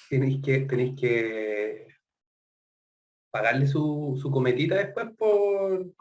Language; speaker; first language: Spanish; native; Spanish